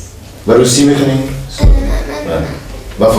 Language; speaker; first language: Persian; native; Persian